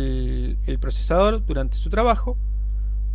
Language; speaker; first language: Spanish; native; Spanish